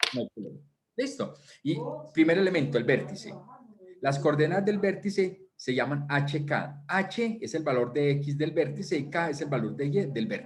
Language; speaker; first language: Spanish; native; Spanish